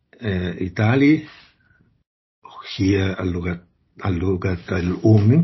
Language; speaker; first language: Arabic; non-native, learner; Italian